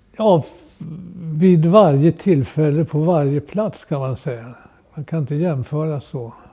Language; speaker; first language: Swedish; native; Swedish